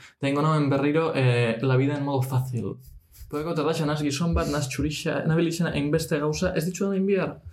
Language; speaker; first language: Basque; non-native, local second language; Spanish